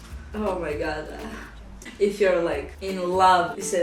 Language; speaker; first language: English; non-native, fluent; Croatian